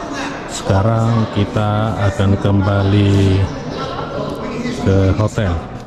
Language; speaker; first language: Indonesian; native; Indonesian